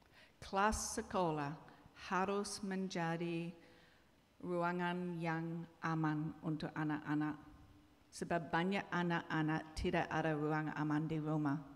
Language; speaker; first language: Indonesian; non-native, learner; English